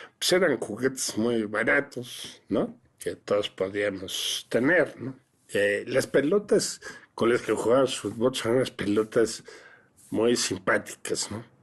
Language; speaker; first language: Spanish; early bilingual, other home language; French